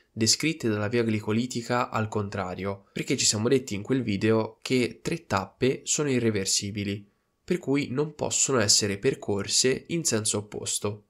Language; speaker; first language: Italian; native; Italian